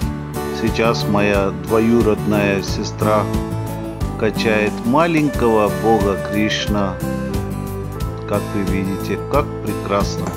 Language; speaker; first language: Russian; non-native, fluent; Hindi